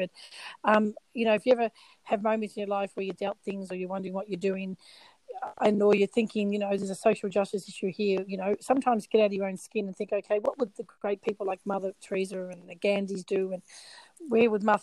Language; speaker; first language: English; native; English